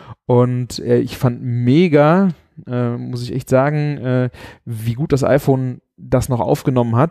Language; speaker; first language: German; native; German